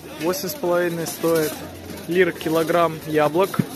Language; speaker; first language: Russian; early bilingual, heritage; Russian